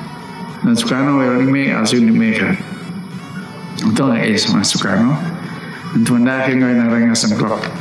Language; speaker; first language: Dutch; non-native, local second language; Minangkabau